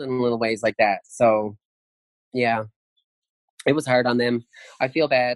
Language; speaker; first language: English; native; English